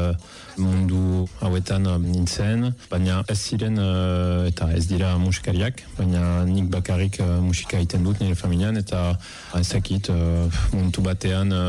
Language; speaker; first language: Basque; non-native, fluent; Italian